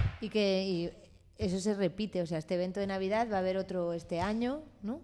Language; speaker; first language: Spanish; native; Spanish